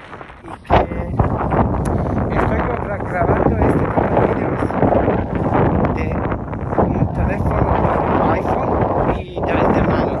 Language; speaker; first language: Spanish; non-native, learner; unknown